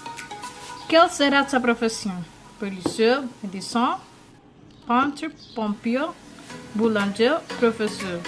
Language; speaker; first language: French; non-native, learner; Spanish